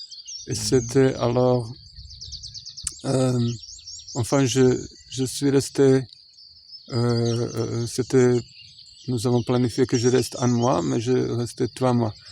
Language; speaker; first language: French; non-native, fluent; Croatian